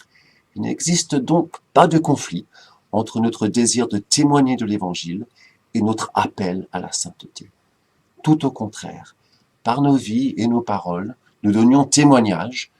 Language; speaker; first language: French; native; French